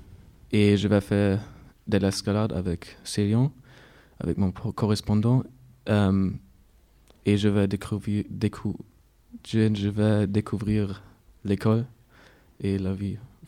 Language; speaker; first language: French; non-native, learner; German